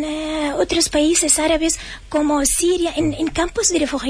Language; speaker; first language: Spanish; non-native, fluent; Arabic